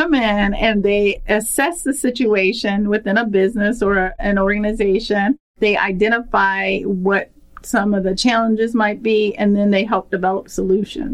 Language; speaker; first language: English; native; English